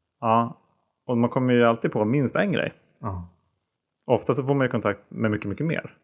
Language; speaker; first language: Swedish; native; Swedish